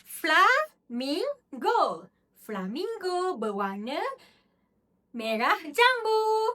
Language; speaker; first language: Malay; native; Malay